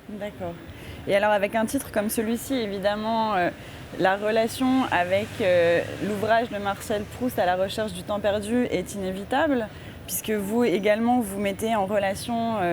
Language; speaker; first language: French; native; French